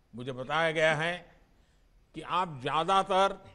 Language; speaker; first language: Hindi; non-native, local second language; Gujarati